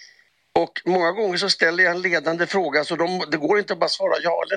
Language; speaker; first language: Swedish; native; Swedish